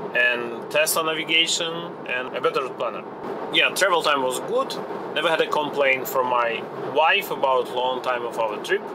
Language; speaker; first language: English; non-native, fluent; Ukrainian